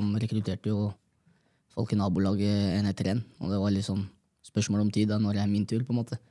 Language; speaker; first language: Norwegian; early bilingual, other home language; Somali